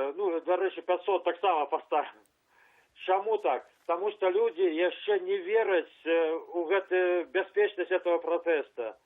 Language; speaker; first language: Belarusian; native; Belarusian